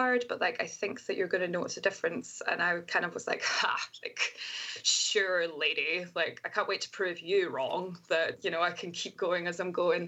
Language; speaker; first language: English; native; English